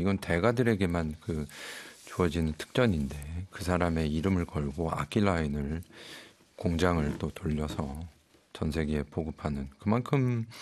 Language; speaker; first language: Korean; native; Korean